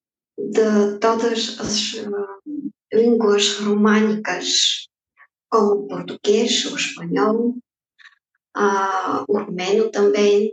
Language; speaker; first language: Portuguese; non-native, fluent; Bulgarian